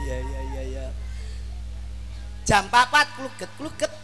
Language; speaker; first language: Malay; non-native, local second language; Javanese